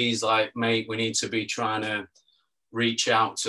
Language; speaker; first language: English; native; English